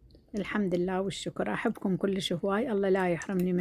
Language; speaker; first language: Arabic; native; Arabic